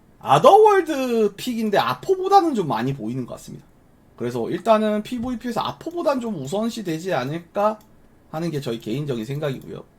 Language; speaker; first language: Korean; native; Korean